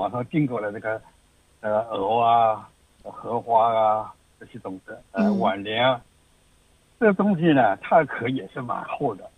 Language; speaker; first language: Chinese; native; Chinese